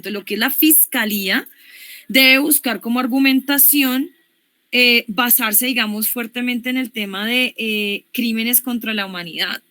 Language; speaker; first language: Spanish; native; Spanish